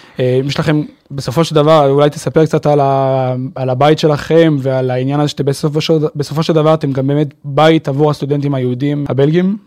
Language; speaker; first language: Hebrew; native; Hebrew